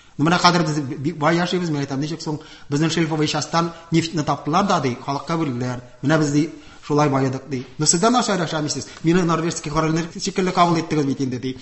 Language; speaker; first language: Tatar; non-native, local second language; Udmurt